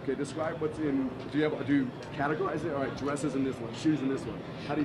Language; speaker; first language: English; native; English